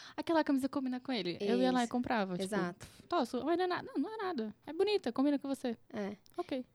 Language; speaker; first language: Portuguese; native; Portuguese